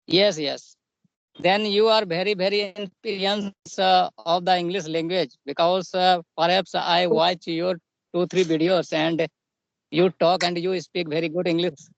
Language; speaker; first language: English; non-native, learner; Santali